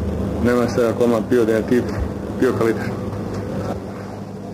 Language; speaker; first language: Greek; non-native, fluent; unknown